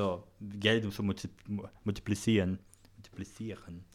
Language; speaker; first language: German; non-native, learner; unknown